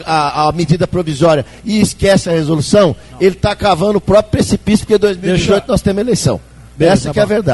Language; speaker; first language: Portuguese; native; Portuguese